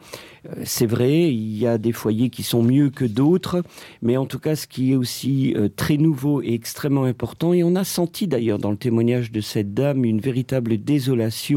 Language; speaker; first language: French; non-native, local second language; Luxembourgish